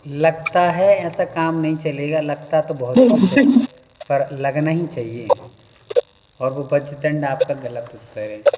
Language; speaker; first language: Hindi; native; Hindi